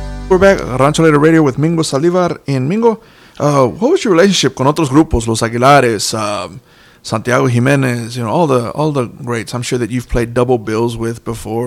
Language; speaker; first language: English; early bilingual, other home language; Spanish